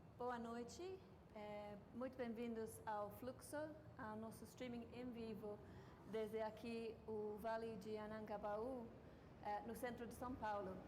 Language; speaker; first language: Portuguese; non-native, fluent; English